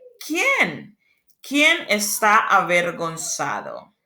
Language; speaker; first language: Spanish; non-native, fluent; English